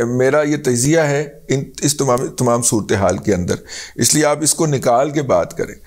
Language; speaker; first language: Urdu; non-native, local second language; Punjabi